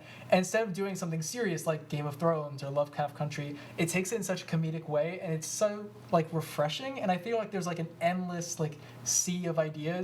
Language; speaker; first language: English; native; English